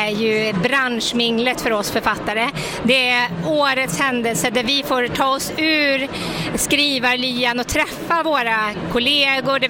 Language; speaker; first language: Swedish; native; Swedish